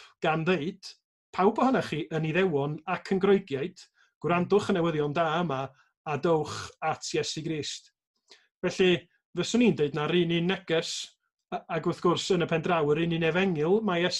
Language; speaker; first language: Welsh; native; Welsh